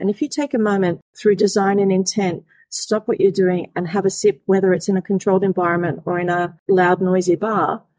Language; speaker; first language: English; native; English